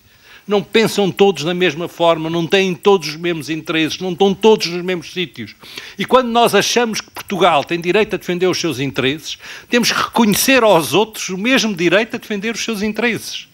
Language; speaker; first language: Portuguese; non-native, fluent; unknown